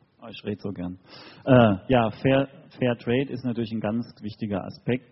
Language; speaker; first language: German; native; German